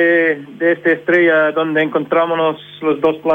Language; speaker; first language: Spanish; non-native, fluent; English